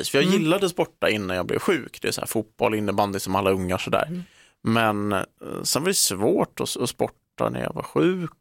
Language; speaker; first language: Swedish; native; Swedish